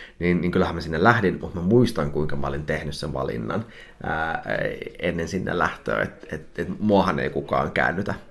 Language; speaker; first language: Finnish; early bilingual, heritage; Finnish